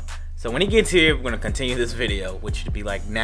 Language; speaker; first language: English; native; English